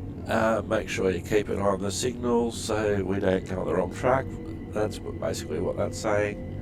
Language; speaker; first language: English; native; English